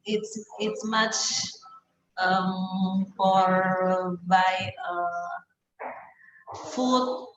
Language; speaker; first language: English; non-native, learner; Indonesian